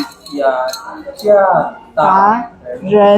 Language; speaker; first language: Chinese; non-native, learner; Indonesian